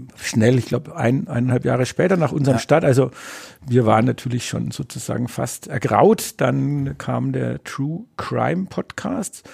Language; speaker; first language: German; native; German